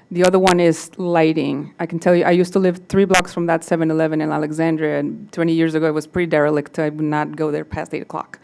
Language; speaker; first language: English; non-native, fluent; Spanish